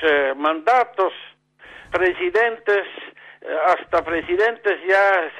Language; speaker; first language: Spanish; non-native, fluent; Dutch